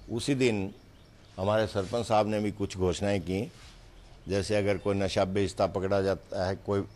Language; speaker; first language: Hindi; native; Hindi